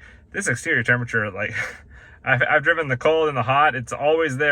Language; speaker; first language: English; native; English